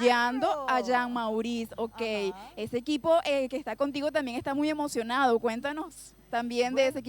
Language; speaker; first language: Spanish; native; Spanish